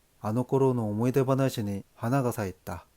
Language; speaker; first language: Japanese; non-native, learner; Korean